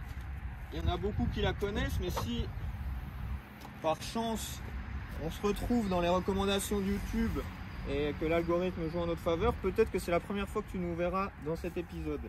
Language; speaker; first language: French; native; French